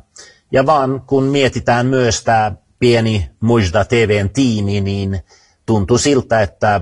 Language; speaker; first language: Finnish; non-native, fluent; Swedish